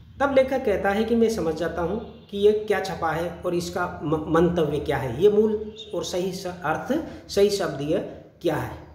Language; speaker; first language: Hindi; native; Hindi